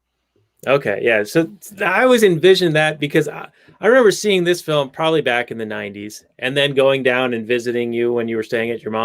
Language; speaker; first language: English; native; English